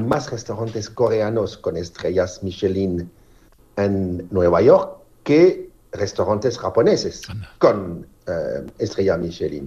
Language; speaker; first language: Spanish; non-native, learner; French